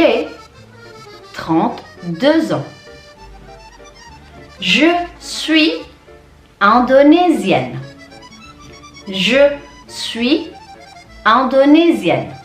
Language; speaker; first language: French; non-native, fluent; Indonesian